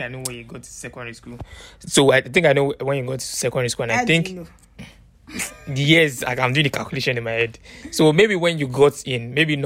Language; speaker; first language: English; non-native, local second language; Yoruba